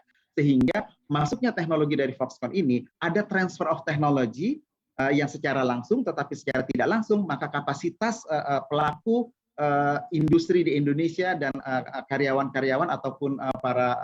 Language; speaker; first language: Indonesian; native; Indonesian